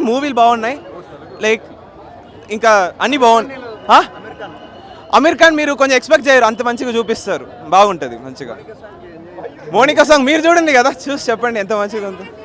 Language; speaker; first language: Telugu; non-native, local second language; Tamil